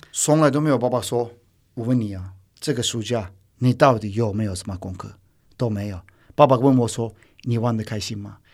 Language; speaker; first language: Chinese; non-native, fluent; Turkish